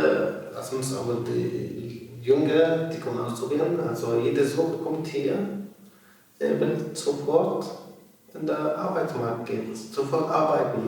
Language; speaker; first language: German; non-native, learner; Arabic